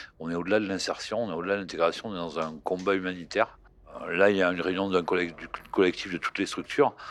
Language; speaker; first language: French; native; French